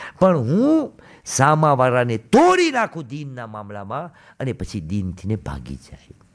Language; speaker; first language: Gujarati; early bilingual, heritage; Gujarati